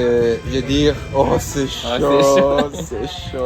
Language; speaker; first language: French; non-native, learner; Spanish